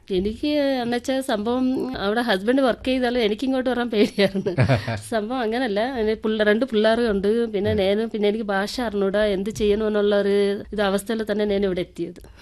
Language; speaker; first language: Malayalam; non-native, local second language; Telugu